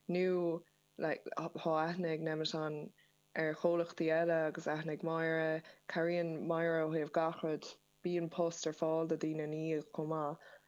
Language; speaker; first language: Irish; native; Irish